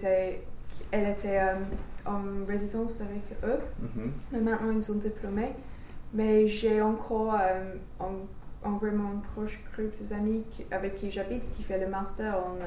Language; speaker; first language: French; non-native, fluent; English